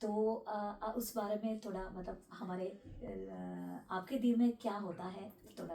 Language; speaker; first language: Hindi; non-native, fluent; Sinhala